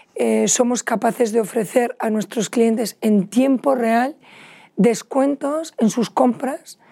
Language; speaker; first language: Spanish; native; Spanish